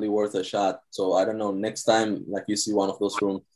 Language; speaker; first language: English; non-native, fluent; Tigrinya